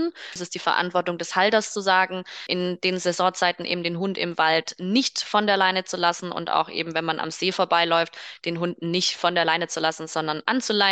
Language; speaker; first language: German; native; German